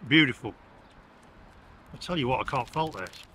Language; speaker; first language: English; native; English